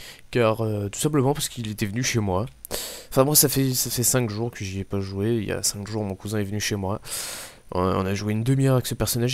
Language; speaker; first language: French; native; French